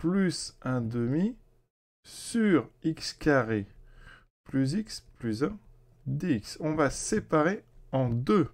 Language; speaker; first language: French; native; French